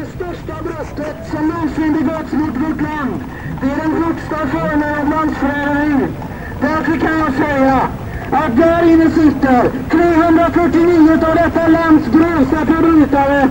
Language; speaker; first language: Swedish; native; Swedish